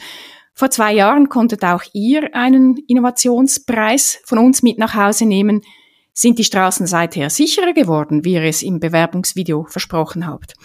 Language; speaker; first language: German; native; German